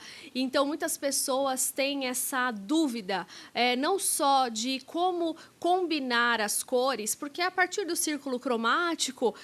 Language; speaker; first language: Portuguese; native; Portuguese